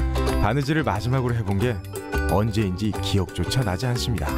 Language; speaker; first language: Korean; native; Korean